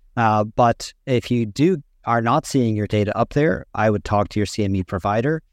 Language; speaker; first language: English; native; English